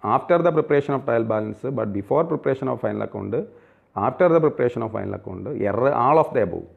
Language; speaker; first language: English; non-native, local second language; Malayalam